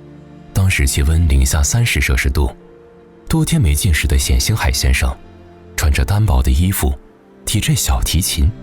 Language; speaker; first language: Chinese; native; Chinese